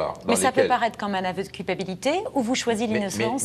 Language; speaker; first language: French; native; French